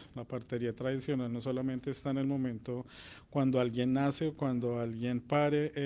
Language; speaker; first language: Spanish; native; Spanish